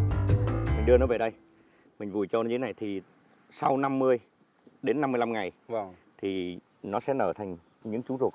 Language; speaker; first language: Vietnamese; native; Vietnamese